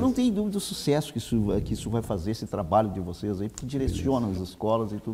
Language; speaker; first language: Portuguese; native; Portuguese